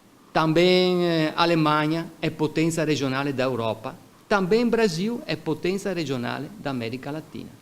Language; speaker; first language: Portuguese; non-native, fluent; Italian